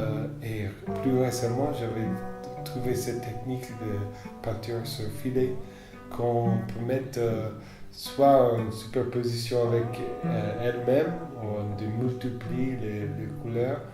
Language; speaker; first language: French; non-native, fluent; English